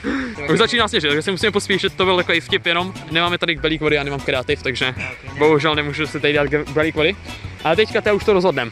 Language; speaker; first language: Czech; native; Czech